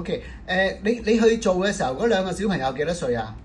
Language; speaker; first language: Cantonese; native; Cantonese